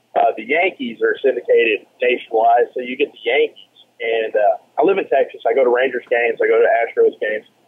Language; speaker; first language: English; native; English